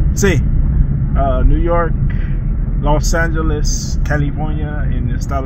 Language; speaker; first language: Spanish; non-native, learner; English